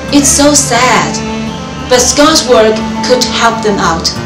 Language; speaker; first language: English; non-native, fluent; Chinese